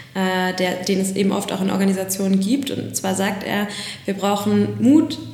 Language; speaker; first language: German; native; German